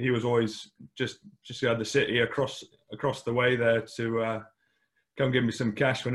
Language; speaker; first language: English; native; English